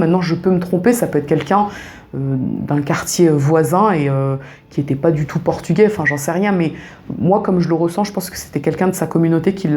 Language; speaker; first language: French; native; French